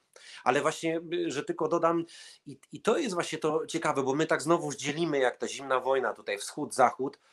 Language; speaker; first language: Polish; early bilingual, heritage; Polish